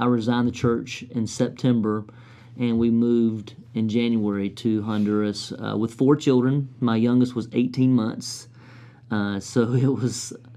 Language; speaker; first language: English; native; English